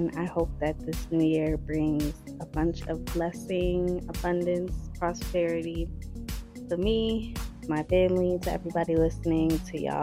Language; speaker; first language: English; native; English